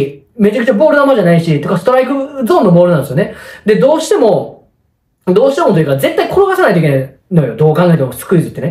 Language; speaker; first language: Japanese; native; Japanese